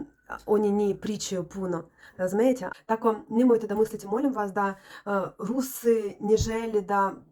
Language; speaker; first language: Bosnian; non-native, learner; Russian